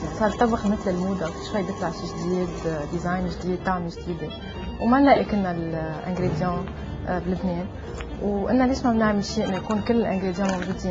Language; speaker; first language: Arabic; native; Arabic